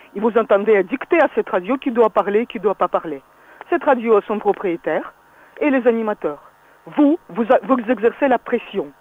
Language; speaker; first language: French; non-native, fluent; Russian